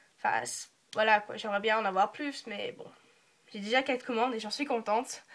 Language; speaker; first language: French; early bilingual, other home language; English